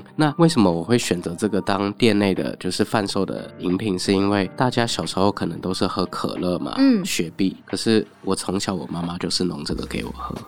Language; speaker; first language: Chinese; early bilingual, other home language; Burmese